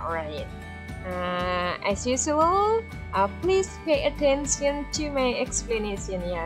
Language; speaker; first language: English; non-native, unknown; Indonesian